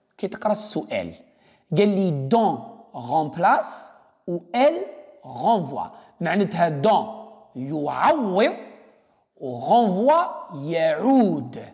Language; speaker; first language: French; non-native, local second language; Arabic